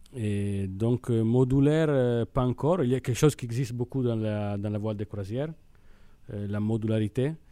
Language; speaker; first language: French; non-native, fluent; Italian